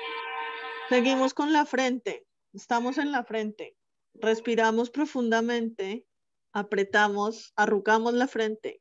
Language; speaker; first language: Spanish; native; Spanish